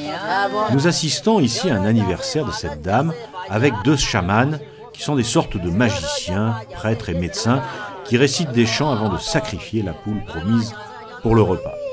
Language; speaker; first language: French; native; French